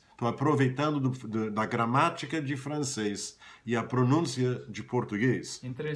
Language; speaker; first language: Portuguese; non-native, fluent; English